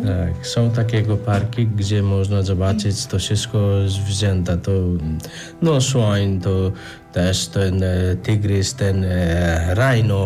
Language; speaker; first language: Polish; non-native, learner; Nepali